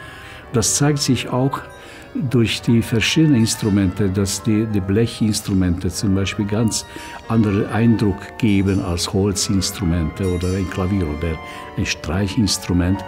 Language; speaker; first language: German; non-native, fluent; Hungarian